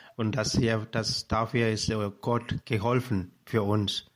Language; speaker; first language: German; non-native, learner; Tamil